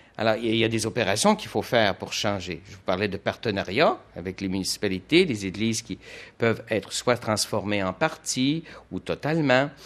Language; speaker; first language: French; native; French